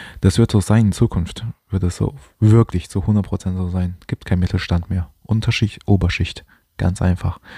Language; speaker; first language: German; non-native, fluent; Chinese